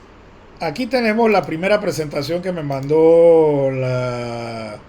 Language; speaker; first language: Spanish; native; Spanish